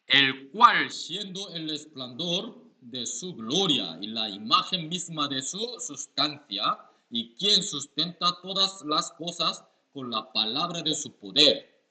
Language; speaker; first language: Spanish; non-native, learner; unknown